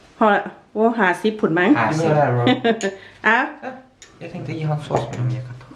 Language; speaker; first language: Thai; native; Thai